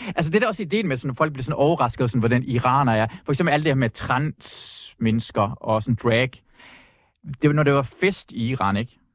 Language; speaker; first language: Danish; early bilingual, other home language; Persian